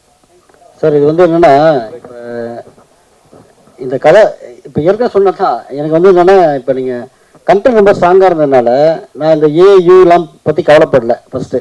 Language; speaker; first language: Tamil; native; Tamil